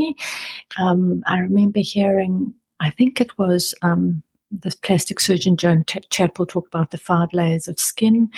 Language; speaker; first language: English; native; English